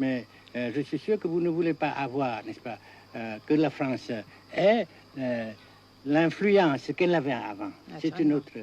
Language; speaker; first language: French; non-native, fluent; Vietnamese